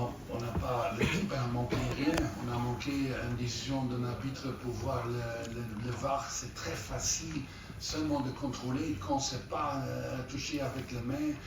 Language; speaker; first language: French; non-native, learner; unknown